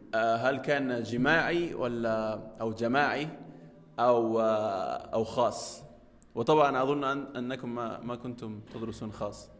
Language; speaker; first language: Arabic; non-native, learner; English